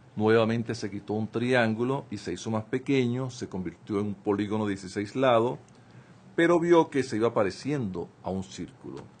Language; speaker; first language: Spanish; native; Spanish